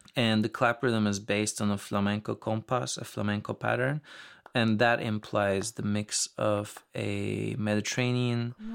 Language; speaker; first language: English; non-native, fluent; Turkish